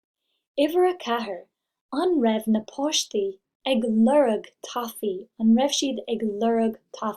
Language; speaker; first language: Irish; non-native, local second language; English